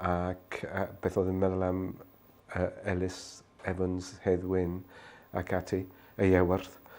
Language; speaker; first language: Welsh; non-native, fluent; English